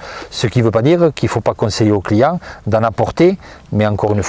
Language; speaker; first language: French; native; French